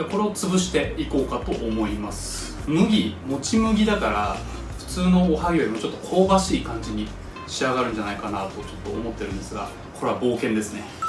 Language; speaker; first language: Japanese; native; Japanese